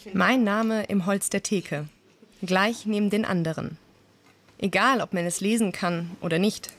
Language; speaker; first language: German; native; German